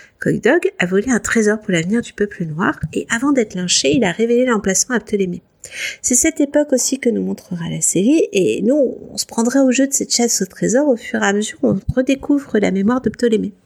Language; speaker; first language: French; native; French